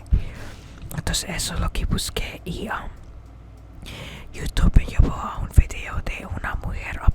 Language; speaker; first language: Spanish; early bilingual, heritage; English